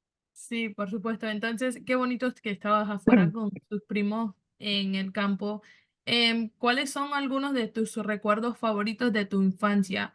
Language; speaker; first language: Spanish; early bilingual, other home language; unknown